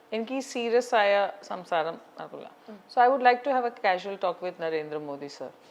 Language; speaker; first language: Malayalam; early bilingual, heritage; Malayalam